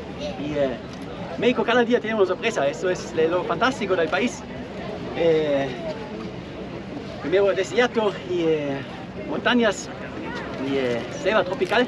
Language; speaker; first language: Spanish; non-native, fluent; German